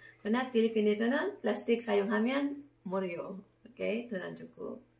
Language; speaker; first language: Korean; non-native, learner; Filipino